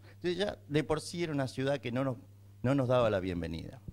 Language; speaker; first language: Spanish; native; Spanish